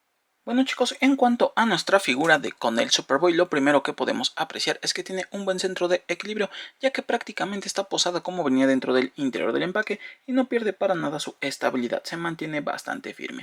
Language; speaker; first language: Spanish; native; Spanish